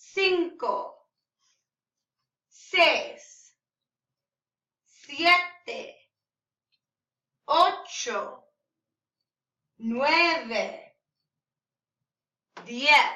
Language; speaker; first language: Spanish; non-native, learner; English